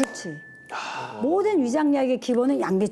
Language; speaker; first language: Korean; native; Korean